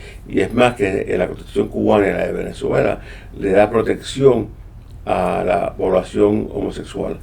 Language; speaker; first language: Spanish; native; Spanish